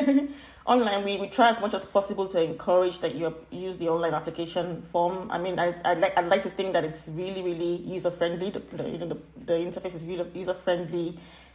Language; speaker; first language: English; non-native, local second language; Yoruba